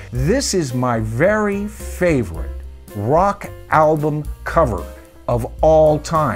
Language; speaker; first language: English; native; English